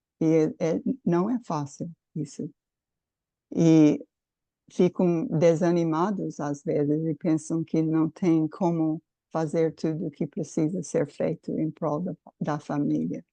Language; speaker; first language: Portuguese; non-native, fluent; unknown